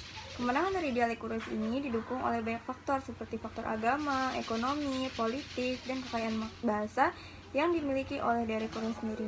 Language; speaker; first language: Indonesian; native; Indonesian